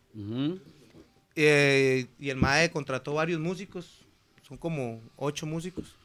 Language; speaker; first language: Spanish; native; Spanish